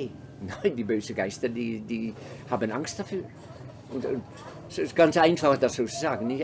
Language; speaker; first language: German; non-native, fluent; Dutch